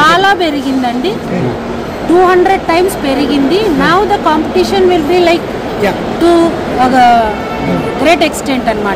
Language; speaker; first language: Telugu; native; Telugu